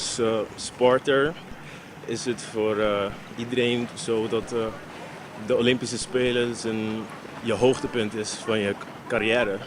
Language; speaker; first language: Dutch; non-native, local second language; Papiamento